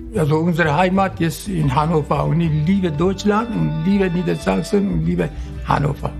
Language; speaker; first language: German; non-native, learner; Kurdish